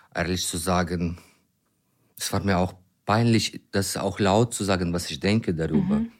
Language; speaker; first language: German; non-native, fluent; Ukrainian